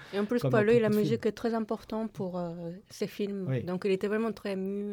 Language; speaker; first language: French; non-native, fluent; Japanese